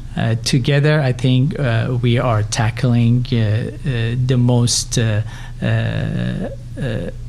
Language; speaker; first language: English; non-native, fluent; Persian